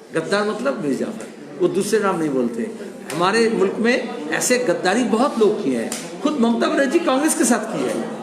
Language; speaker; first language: Hindi; non-native, local second language; Bangla